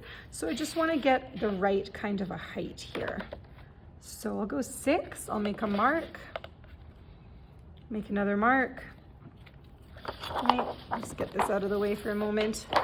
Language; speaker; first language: English; native; English